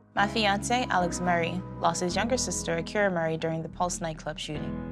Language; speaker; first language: English; native; English